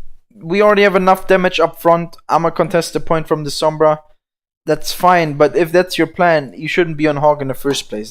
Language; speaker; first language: English; non-native, fluent; German